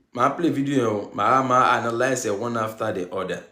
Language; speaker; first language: English; non-native, local second language; Yoruba